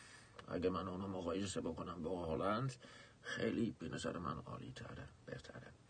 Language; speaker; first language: Persian; non-native, fluent; Dutch